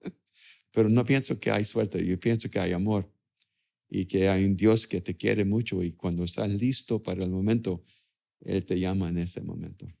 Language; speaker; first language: Spanish; early bilingual, other home language; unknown